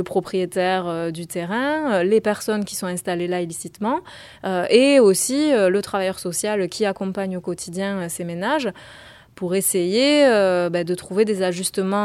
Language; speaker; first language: French; native; French